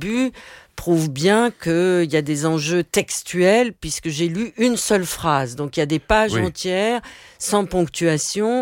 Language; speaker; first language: French; native; French